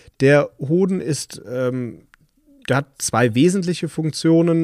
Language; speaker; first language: German; native; German